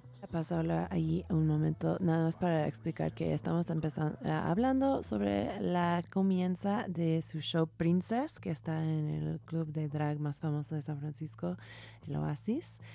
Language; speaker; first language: Spanish; non-native, fluent; English